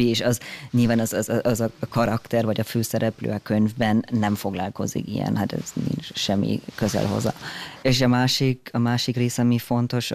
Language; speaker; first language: Hungarian; non-native, fluent; German